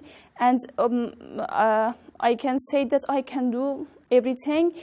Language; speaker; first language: English; non-native, learner; Persian